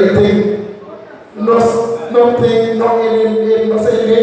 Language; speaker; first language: Portuguese; non-native, learner; Haitian Creole